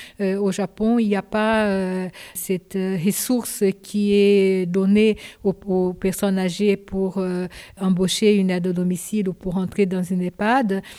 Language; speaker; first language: French; non-native, fluent; Japanese